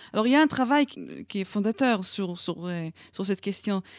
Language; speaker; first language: French; non-native, fluent; Hebrew